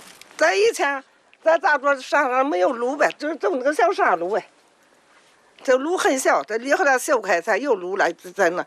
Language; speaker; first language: Chinese; native; Chinese